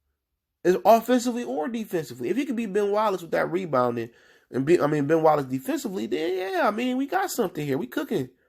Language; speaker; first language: English; native; English